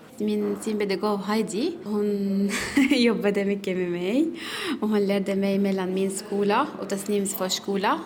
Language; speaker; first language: Swedish; non-native, learner; Arabic